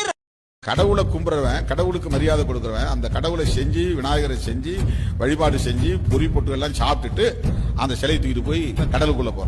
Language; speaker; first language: Tamil; native; Tamil